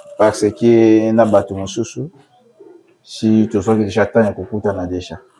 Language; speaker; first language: Lingala; non-native, local second language; Kongo